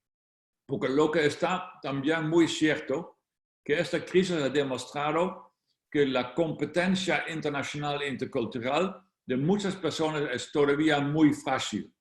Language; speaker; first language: Spanish; non-native, fluent; Dutch